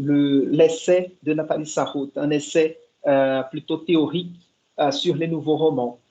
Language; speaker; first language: French; non-native, fluent; Portuguese